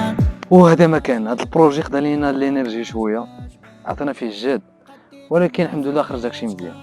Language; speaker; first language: Arabic; native; Arabic